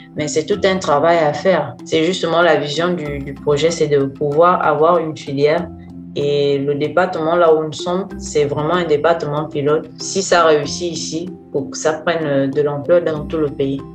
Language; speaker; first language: French; non-native, local second language; Fang